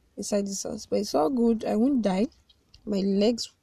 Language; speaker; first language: English; non-native, local second language; Yoruba